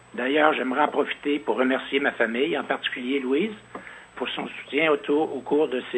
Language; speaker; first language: French; native; French